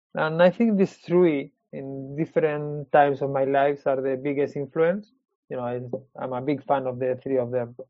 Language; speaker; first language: English; non-native, fluent; Spanish